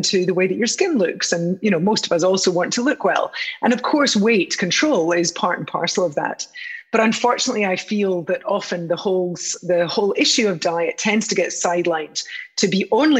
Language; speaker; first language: English; native; English